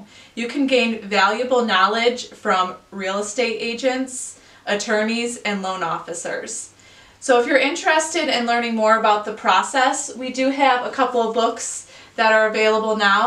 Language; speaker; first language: English; native; English